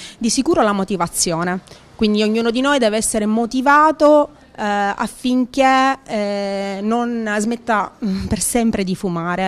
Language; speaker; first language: Italian; native; Italian